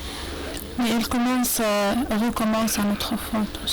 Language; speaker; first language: French; non-native, learner; Arabic